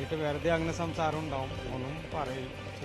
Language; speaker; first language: Malayalam; non-native, local second language; Hindi